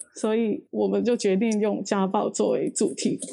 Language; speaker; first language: Chinese; non-native, local second language; Cantonese